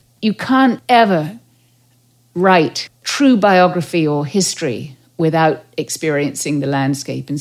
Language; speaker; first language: English; native; English